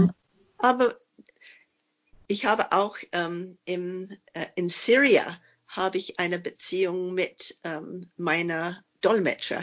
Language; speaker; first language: German; non-native, fluent; English